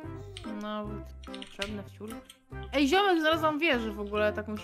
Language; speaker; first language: Polish; native; Polish